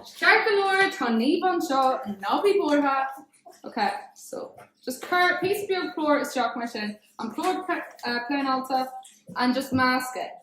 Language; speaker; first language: Irish; non-native, local second language; English